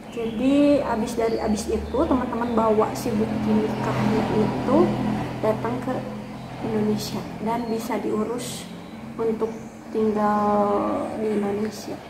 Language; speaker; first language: Indonesian; native; Indonesian